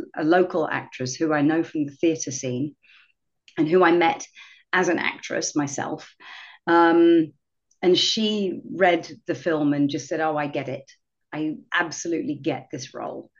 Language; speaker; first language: English; native; English